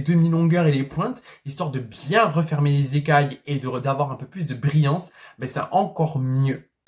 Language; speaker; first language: French; native; French